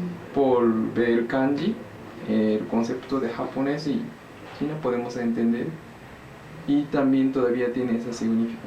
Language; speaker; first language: Spanish; non-native, learner; Japanese